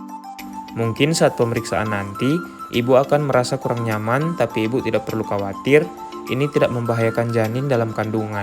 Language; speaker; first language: Indonesian; native; Indonesian